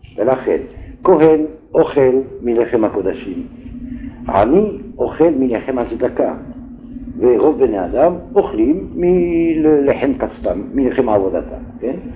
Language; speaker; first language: Hebrew; non-native, fluent; French